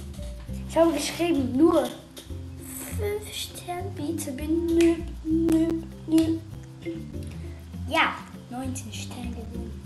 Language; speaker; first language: German; non-native, learner; Portuguese